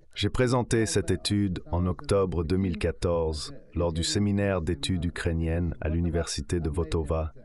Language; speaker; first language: French; non-native, fluent; Ukrainian